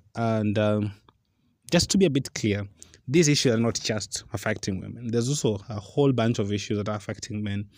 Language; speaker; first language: English; non-native, local second language; Luo (Kenya and Tanzania)